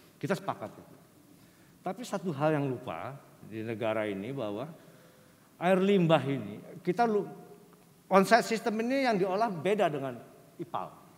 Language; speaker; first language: Indonesian; native; Indonesian